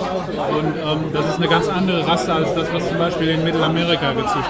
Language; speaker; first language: German; non-native, fluent; Spanish